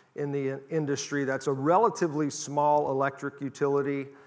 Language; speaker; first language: English; native; English